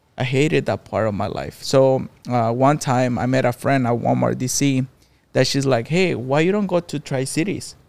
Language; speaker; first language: English; non-native, fluent; Spanish